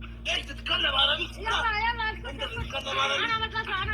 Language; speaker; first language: Arabic; non-native, learner; Amharic